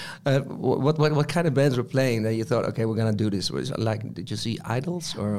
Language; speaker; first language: English; non-native, fluent; Dutch